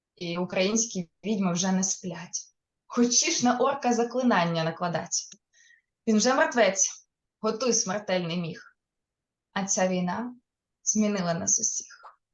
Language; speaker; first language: Ukrainian; non-native, local second language; Russian